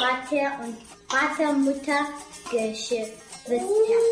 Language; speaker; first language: German; early bilingual, other home language; Kurdish